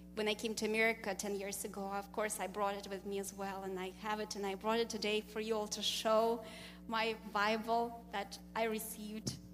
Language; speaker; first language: English; non-native, fluent; Russian